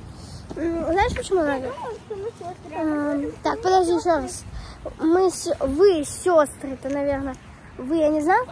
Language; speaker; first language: Russian; early bilingual, heritage; Russian